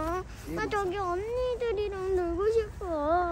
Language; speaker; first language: Korean; early bilingual, other home language; Tibetan